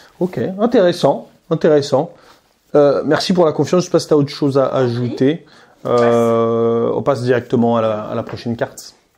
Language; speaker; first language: French; native; French